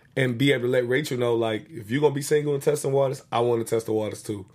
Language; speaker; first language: English; native; English